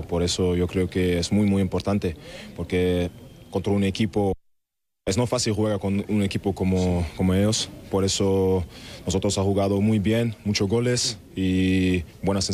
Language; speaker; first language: Spanish; non-native, learner; German